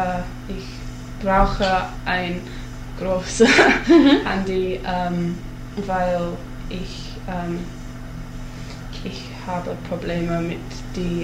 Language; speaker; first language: German; non-native, learner; English